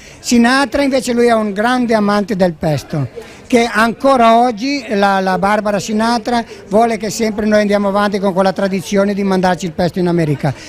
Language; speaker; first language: Italian; native; Italian